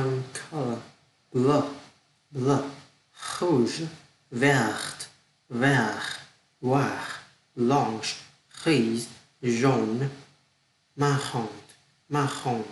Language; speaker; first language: French; non-native, learner; Vietnamese